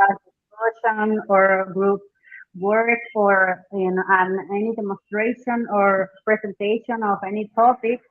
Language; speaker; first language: English; non-native, fluent; Spanish